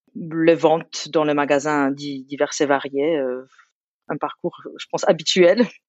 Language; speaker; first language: French; non-native, fluent; Polish